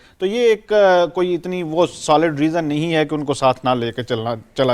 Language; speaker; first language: Urdu; native; Urdu